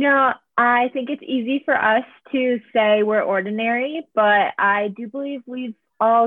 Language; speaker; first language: English; native; English